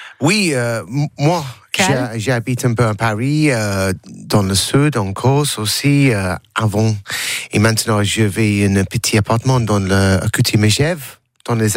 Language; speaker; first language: French; non-native, learner; English